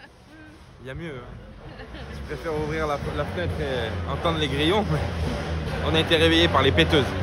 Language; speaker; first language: French; native; French